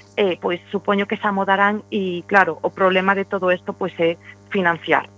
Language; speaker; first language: Galician; non-native, local second language; Spanish